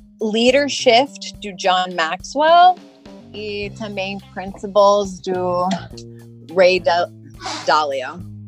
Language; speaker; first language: Portuguese; early bilingual, heritage; English